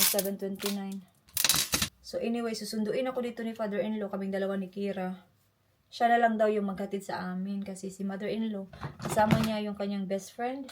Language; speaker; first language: Filipino; native; Filipino